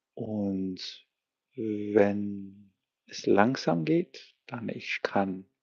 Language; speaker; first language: German; non-native, learner; English